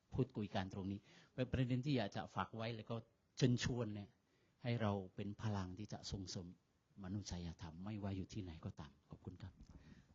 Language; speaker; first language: Thai; non-native, fluent; Indonesian